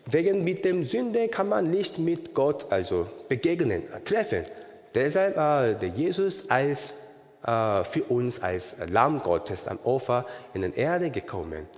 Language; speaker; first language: German; non-native, learner; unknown